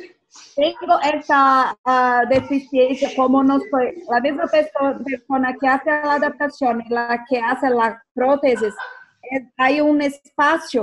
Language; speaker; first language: Spanish; non-native, fluent; Portuguese